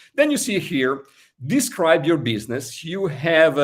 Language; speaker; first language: English; non-native, fluent; Italian